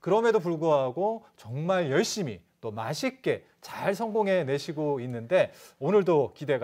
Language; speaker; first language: Korean; native; Korean